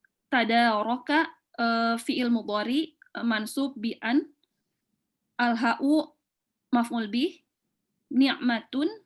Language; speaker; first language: Arabic; non-native, learner; Indonesian